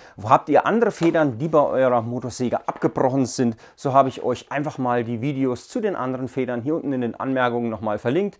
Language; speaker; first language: German; native; German